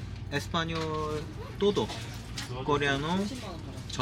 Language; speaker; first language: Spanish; non-native, learner; Korean